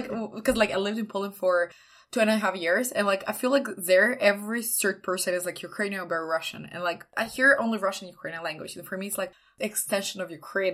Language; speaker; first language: English; non-native, fluent; Ukrainian